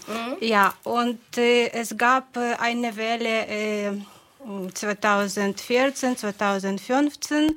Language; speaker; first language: German; non-native, fluent; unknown